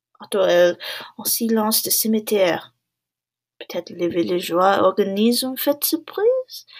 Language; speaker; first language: French; non-native, learner; English